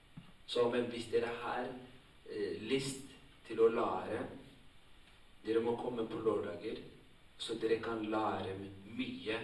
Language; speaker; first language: Norwegian; non-native, fluent; Tigrinya